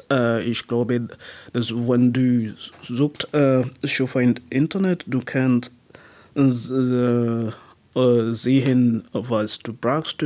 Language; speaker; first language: German; non-native, learner; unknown